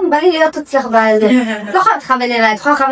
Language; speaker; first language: Hebrew; native; Hebrew